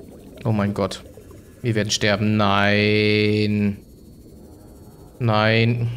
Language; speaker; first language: German; native; German